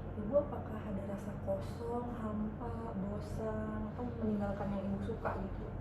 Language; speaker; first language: Indonesian; native; Indonesian